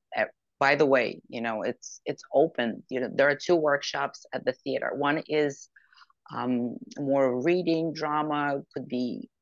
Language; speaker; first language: English; non-native, fluent; Ukrainian